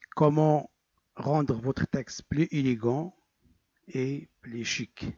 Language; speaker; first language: French; non-native, local second language; Arabic